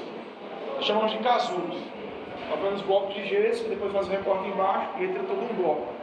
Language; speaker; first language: Portuguese; native; Portuguese